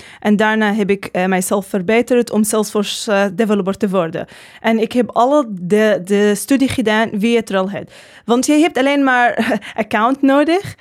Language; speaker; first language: Dutch; non-native, learner; Arabic